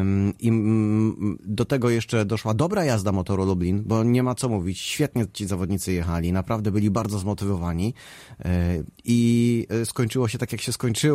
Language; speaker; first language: Polish; native; Polish